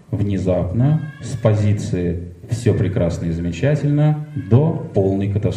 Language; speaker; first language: Russian; native; Russian